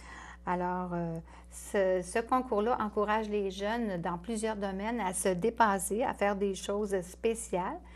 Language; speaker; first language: French; native; French